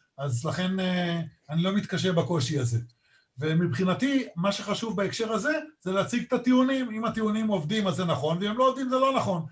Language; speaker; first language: Hebrew; native; Hebrew